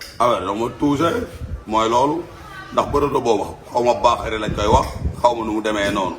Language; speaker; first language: Wolof; native; Wolof